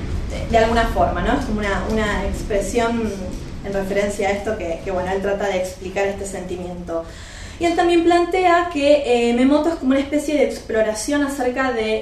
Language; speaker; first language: Spanish; native; Spanish